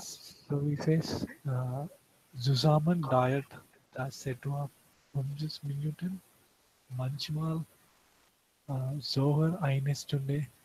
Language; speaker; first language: German; non-native, learner; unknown